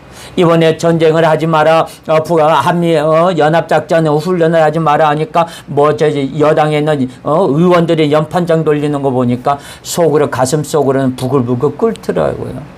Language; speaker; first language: Korean; native; Korean